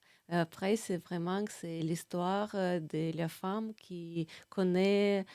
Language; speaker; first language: French; non-native, fluent; Russian